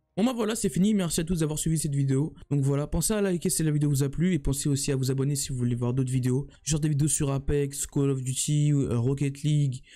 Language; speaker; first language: French; native; French